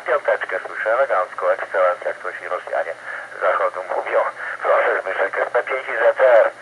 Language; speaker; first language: Polish; native; Polish